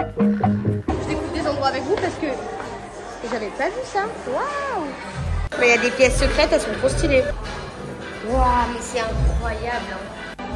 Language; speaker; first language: French; native; French